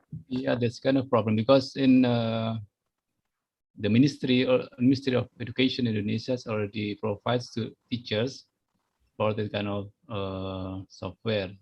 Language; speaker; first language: English; non-native, fluent; Indonesian